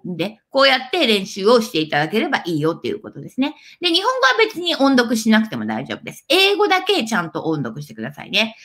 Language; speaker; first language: Japanese; native; Japanese